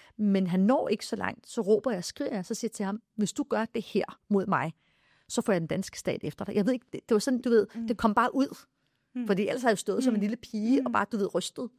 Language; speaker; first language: Danish; early bilingual, other home language; Arabic